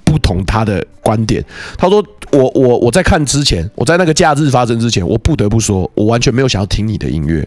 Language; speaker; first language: Chinese; native; Chinese